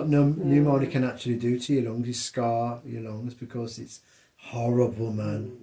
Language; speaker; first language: English; native; English